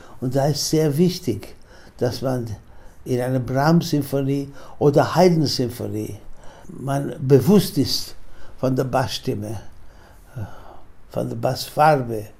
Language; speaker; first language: German; non-native, fluent; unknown